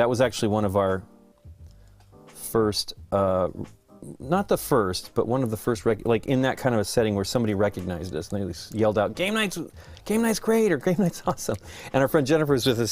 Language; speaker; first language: English; native; English